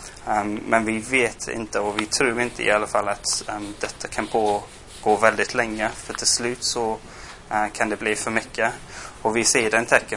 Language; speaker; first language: Swedish; non-native, fluent; English